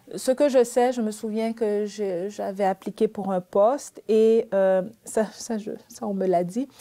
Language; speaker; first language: French; early bilingual, other home language; Haitian Creole